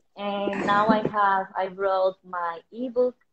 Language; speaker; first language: English; non-native, learner; Spanish